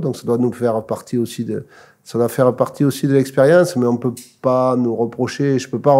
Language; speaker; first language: French; native; French